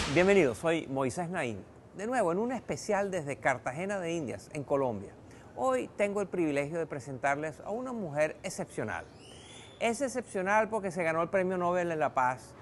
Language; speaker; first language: Spanish; native; Spanish